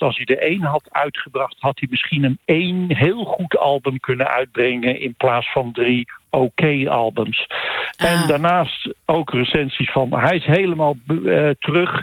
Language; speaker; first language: Dutch; native; Dutch